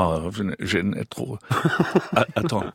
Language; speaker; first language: French; non-native, fluent; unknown